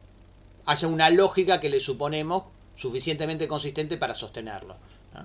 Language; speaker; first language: Spanish; native; Spanish